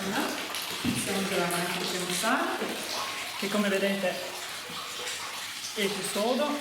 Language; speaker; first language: Italian; native; Italian